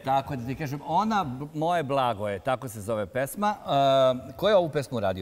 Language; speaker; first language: Serbian; native; Serbian